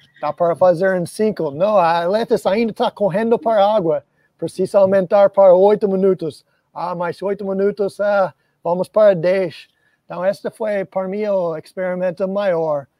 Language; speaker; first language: Portuguese; non-native, fluent; English